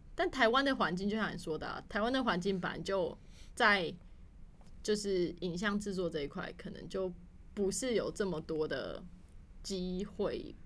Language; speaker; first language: Chinese; native; Chinese